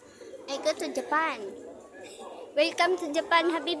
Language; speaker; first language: English; non-native, learner; Filipino